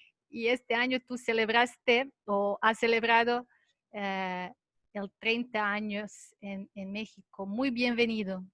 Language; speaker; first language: Spanish; non-native, fluent; Serbian